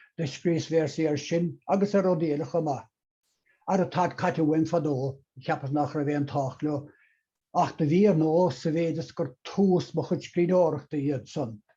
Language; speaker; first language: Irish; native; Irish